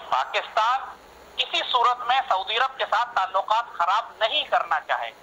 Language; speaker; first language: Urdu; native; Urdu